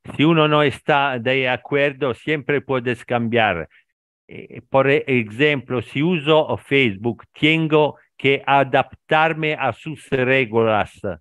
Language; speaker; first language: Spanish; non-native, learner; Italian